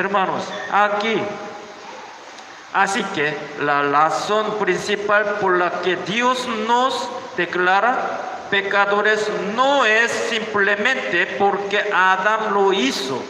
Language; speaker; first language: Spanish; non-native, learner; Korean